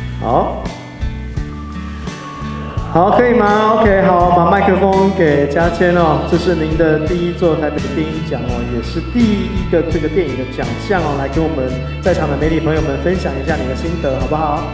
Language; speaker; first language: Chinese; native; Chinese